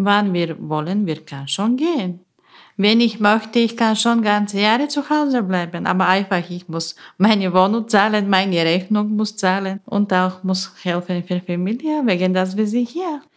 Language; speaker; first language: German; non-native, learner; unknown